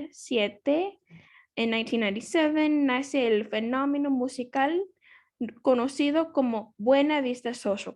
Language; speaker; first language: Spanish; non-native, learner; English